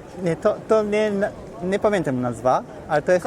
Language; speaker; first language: Polish; non-native, learner; Japanese